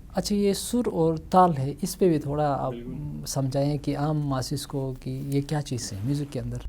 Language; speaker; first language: Urdu; non-native, local second language; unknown